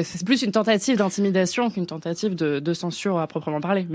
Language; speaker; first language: French; native; French